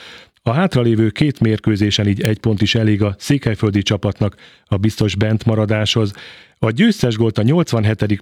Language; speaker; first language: Hungarian; native; Hungarian